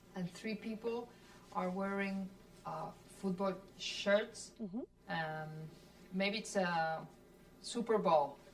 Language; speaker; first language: English; non-native, learner; Spanish